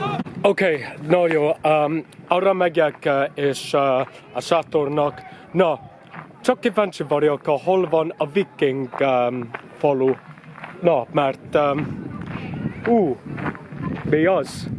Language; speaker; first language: Hungarian; non-native, learner; English